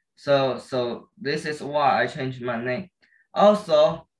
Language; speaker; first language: English; non-native, learner; Chinese